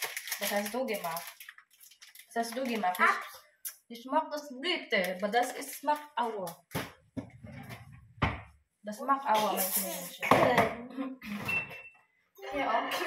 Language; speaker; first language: German; non-native, learner; Filipino